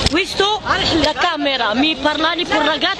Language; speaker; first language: Italian; non-native, learner; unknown